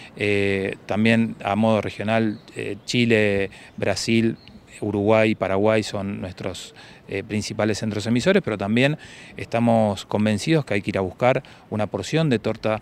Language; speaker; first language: Spanish; native; Spanish